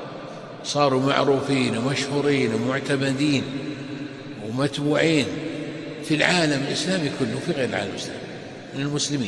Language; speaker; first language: Arabic; native; Arabic